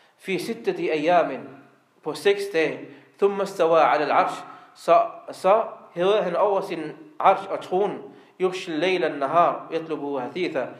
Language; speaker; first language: Danish; early bilingual, other home language; Arabic